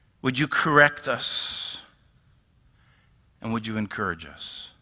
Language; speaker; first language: English; native; English